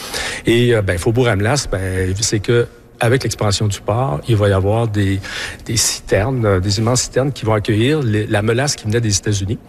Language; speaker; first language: French; native; French